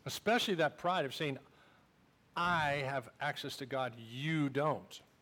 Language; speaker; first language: English; native; English